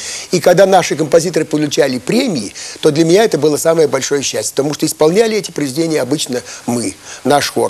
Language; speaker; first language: Russian; native; Russian